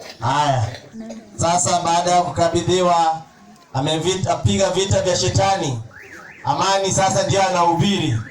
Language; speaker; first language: Swahili; non-native, local second language; Luo (Kenya and Tanzania)